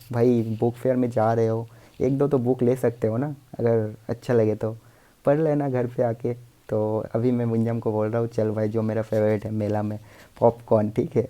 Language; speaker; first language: Hindi; non-native, local second language; Bangla